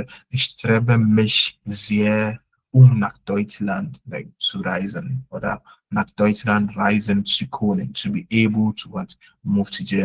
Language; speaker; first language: German; non-native, fluent; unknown